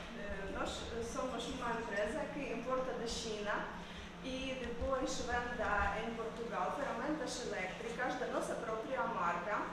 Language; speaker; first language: Portuguese; non-native, learner; Ukrainian